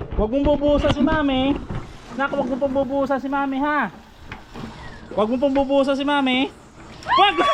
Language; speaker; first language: Filipino; native; Filipino